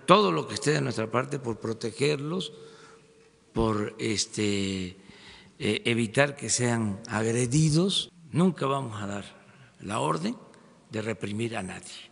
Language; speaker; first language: Spanish; native; Spanish